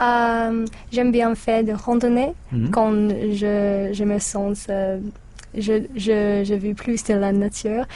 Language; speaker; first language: French; non-native, learner; English